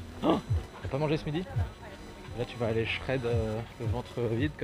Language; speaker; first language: French; native; French